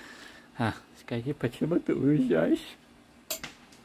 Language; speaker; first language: Russian; native; Russian